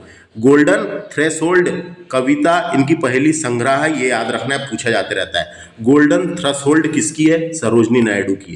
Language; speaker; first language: Hindi; native; Hindi